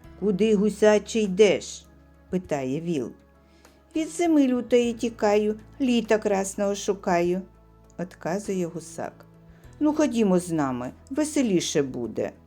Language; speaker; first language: Ukrainian; native; Ukrainian